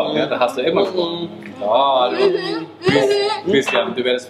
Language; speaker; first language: German; non-native, learner; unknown